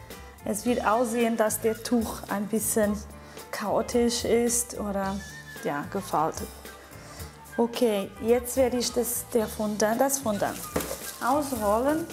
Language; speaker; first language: German; non-native, fluent; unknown